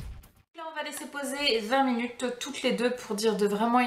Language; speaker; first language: French; native; French